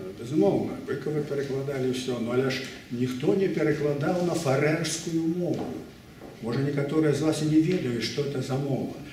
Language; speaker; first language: Belarusian; native; Belarusian